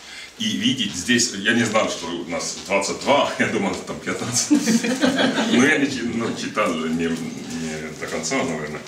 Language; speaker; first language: Russian; non-native, fluent; Estonian